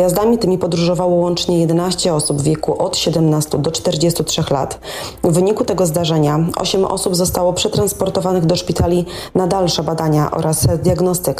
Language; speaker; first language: Polish; native; Polish